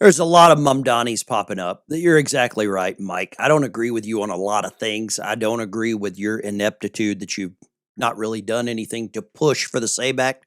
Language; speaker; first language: English; native; English